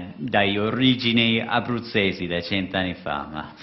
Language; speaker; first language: Italian; non-native, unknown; English